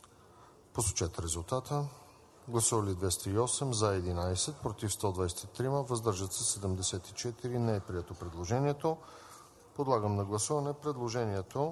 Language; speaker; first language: Bulgarian; native; Bulgarian